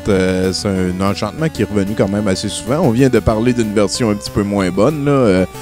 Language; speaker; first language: French; native; French